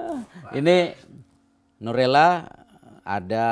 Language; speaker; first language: Indonesian; native; Indonesian